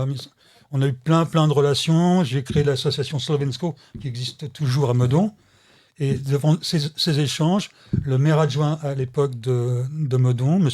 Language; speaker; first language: French; native; French